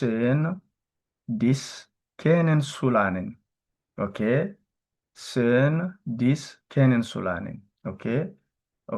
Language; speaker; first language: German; non-native, learner; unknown